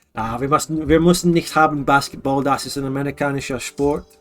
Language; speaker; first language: German; non-native, learner; English